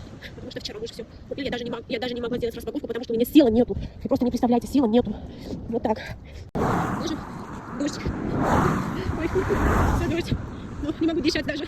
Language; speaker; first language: Russian; non-native, fluent; Armenian